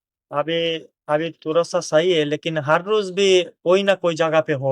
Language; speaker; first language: Hindi; non-native, learner; Bangla